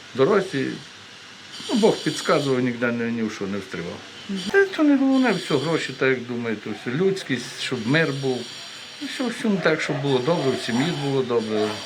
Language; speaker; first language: Ukrainian; native; Ukrainian